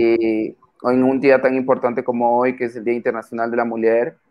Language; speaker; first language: Portuguese; non-native, fluent; Spanish